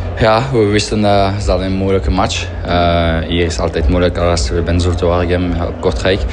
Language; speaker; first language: Dutch; non-native, fluent; French